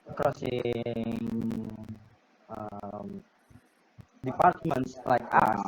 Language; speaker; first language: English; non-native, learner; Indonesian